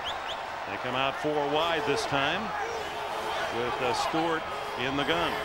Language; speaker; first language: English; native; English